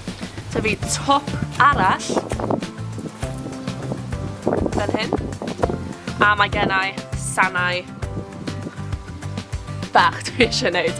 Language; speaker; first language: Welsh; non-native, local second language; English